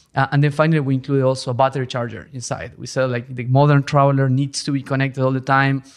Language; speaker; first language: English; non-native, fluent; Spanish